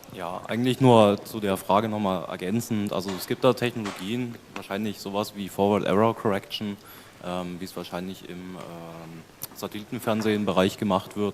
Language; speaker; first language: German; native; German